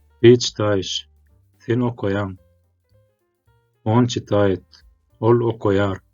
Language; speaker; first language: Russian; non-native, local second language; Turkmen